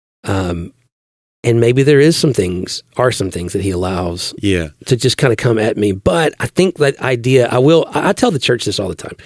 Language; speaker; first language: English; native; English